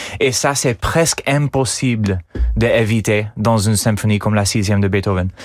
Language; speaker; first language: French; non-native, fluent; English